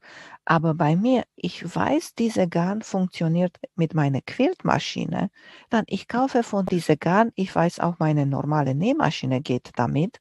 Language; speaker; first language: German; non-native, fluent; Romanian